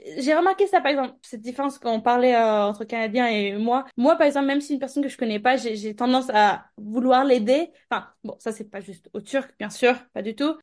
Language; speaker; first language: French; non-native, fluent; Turkish